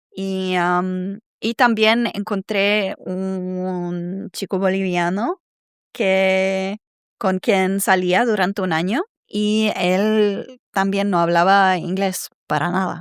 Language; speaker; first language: Spanish; non-native, fluent; Serbian